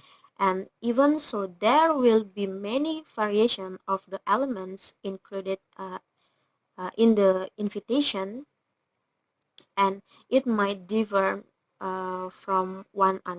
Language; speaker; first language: English; non-native, learner; Indonesian